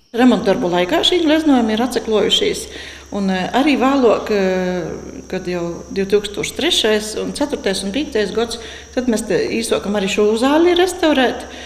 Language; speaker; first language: Latvian; native; Latvian